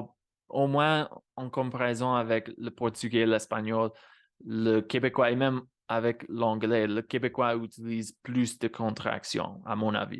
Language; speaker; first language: French; non-native, fluent; English